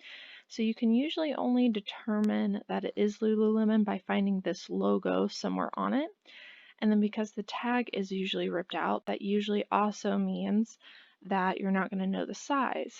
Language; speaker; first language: English; native; English